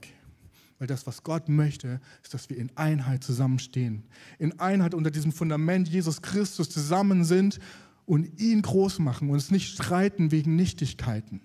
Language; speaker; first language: German; native; German